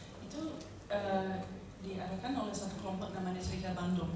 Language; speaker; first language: Indonesian; non-native, learner; English